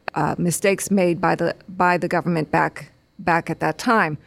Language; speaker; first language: English; native; English